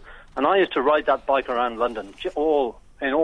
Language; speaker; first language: English; native; English